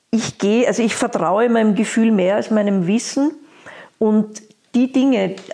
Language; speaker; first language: German; native; German